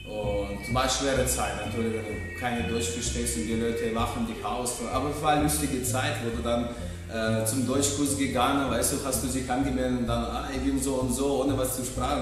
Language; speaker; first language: German; non-native, fluent; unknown